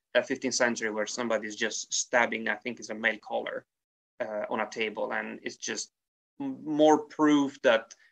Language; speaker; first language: English; non-native, fluent; Italian